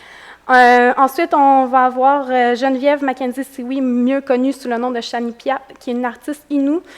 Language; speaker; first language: French; native; French